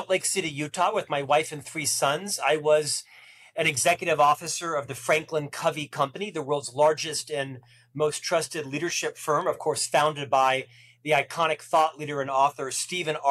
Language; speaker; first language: English; native; English